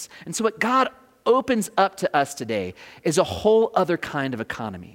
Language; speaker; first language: English; native; English